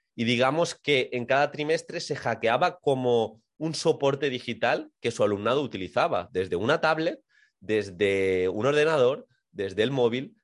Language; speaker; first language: Spanish; native; Spanish